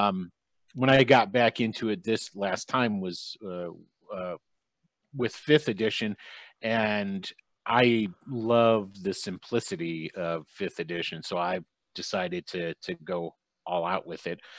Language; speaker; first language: English; native; English